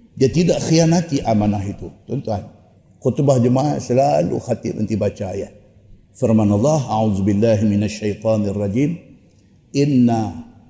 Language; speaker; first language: Malay; native; Malay